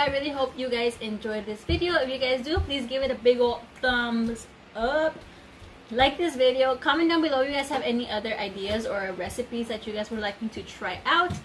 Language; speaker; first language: English; early bilingual, other home language; Spanish